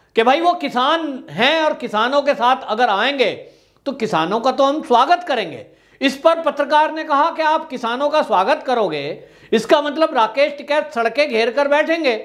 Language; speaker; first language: Hindi; native; Hindi